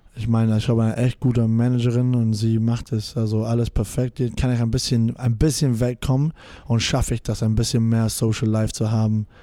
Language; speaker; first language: German; non-native, fluent; English